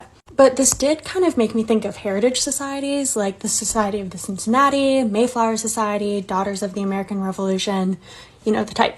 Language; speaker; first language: English; native; English